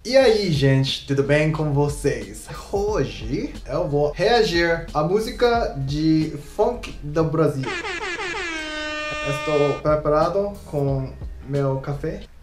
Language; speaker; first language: Portuguese; non-native, learner; English